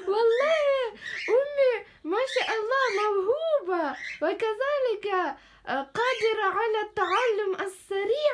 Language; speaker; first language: Arabic; non-native, fluent; Ukrainian